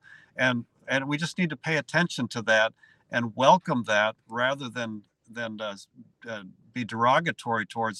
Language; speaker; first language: English; native; English